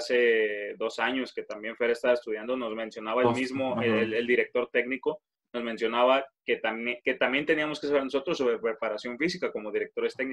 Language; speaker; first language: Spanish; native; Spanish